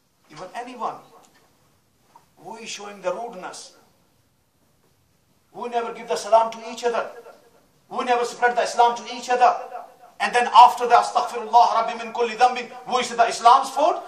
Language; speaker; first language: English; non-native, local second language; Urdu